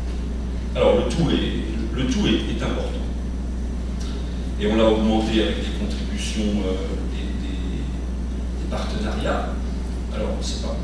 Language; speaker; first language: French; native; French